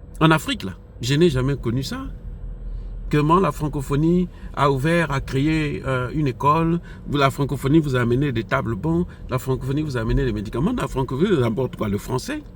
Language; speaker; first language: French; non-native, local second language; Lingala